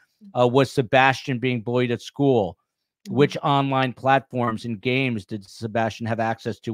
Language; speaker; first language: English; native; English